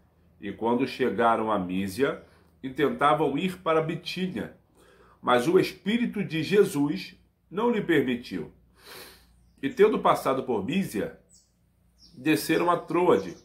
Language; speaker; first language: Portuguese; native; Portuguese